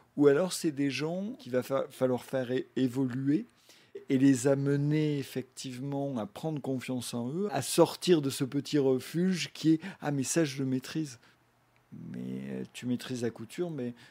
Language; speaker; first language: French; native; French